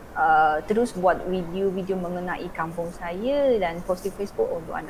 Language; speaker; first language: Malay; non-native, fluent; Chinese